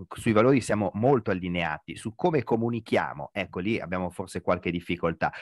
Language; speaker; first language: Italian; native; Italian